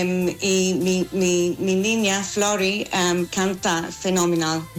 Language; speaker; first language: Spanish; non-native, learner; English